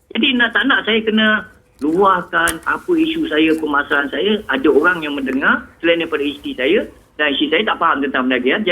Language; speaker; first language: Malay; native; Malay